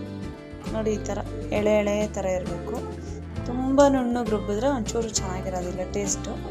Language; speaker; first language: Kannada; native; Kannada